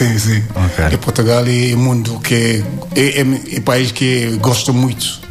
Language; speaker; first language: Portuguese; non-native, learner; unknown